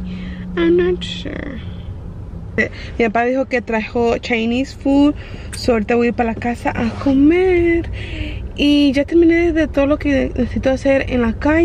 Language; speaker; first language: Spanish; early bilingual, heritage; Spanish